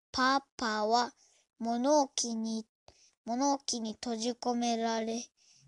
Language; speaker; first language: Japanese; non-native, learner; Indonesian